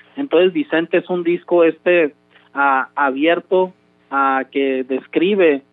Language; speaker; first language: Spanish; early bilingual, heritage; Spanish